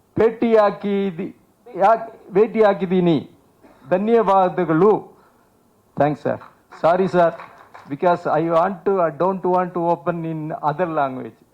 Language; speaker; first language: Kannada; non-native, learner; Tamil